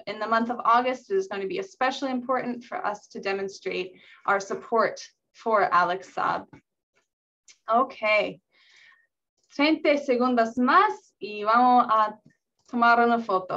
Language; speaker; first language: Spanish; non-native, learner; English